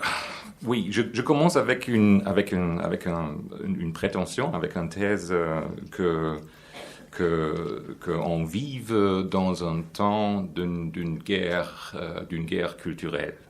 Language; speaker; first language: French; non-native, fluent; German